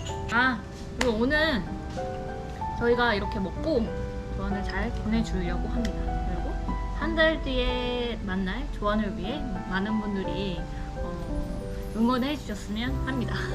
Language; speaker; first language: Korean; native; Korean